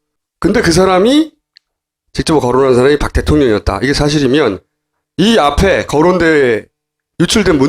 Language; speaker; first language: Korean; native; Korean